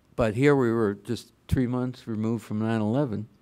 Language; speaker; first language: English; native; English